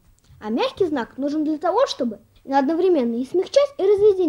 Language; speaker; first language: Russian; native; Russian